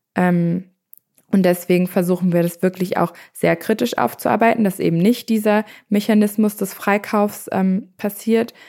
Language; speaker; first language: German; native; German